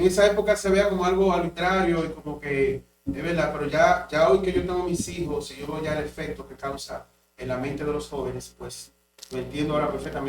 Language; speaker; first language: Spanish; native; Spanish